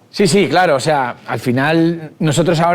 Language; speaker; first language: Spanish; native; Spanish